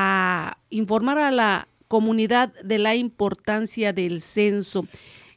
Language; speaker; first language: Spanish; native; Spanish